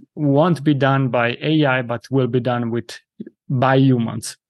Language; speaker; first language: English; non-native, fluent; Italian